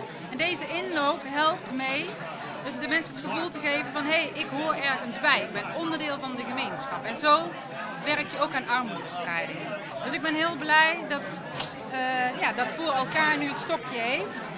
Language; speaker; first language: Dutch; native; Dutch